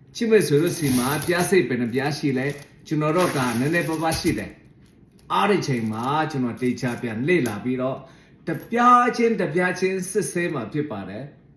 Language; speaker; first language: Burmese; non-native, local second language; Shan